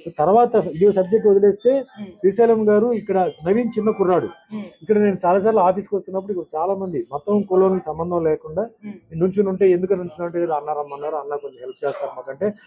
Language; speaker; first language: Telugu; native; Telugu